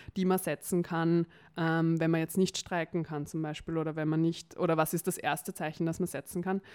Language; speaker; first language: German; native; German